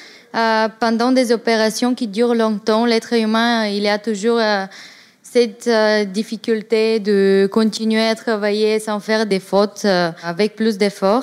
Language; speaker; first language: French; non-native, fluent; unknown